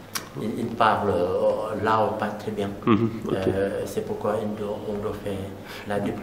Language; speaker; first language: French; non-native, learner; Lao